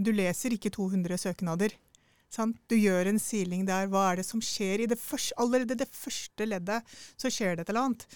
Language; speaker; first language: Norwegian; early bilingual, other home language; Urdu